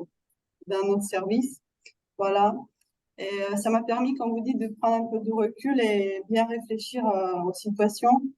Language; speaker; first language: French; non-native, fluent; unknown